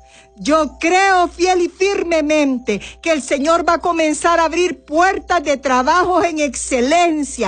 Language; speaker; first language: Spanish; native; Spanish